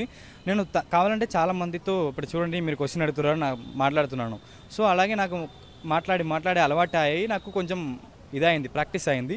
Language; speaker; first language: Telugu; early bilingual, heritage; Tamil